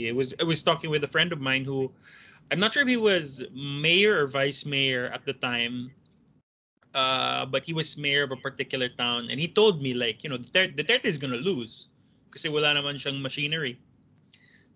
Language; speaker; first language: English; non-native, local second language; Cebuano